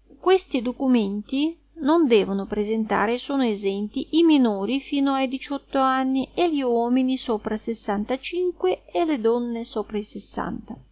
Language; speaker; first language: Italian; non-native, fluent; Russian